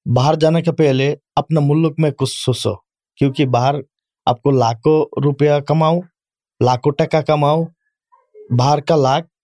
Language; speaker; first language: Urdu; non-native, learner; Bangla